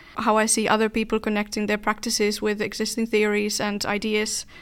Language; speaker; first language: English; non-native, fluent; Finnish